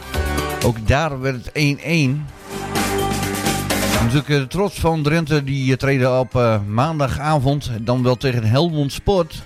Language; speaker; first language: Dutch; native; Dutch